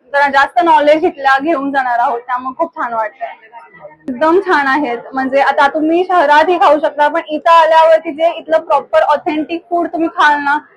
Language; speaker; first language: Marathi; native; Marathi